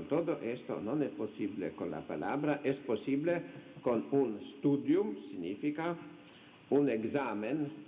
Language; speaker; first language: Spanish; non-native, fluent; Slovenian